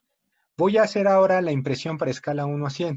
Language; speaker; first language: Spanish; native; Spanish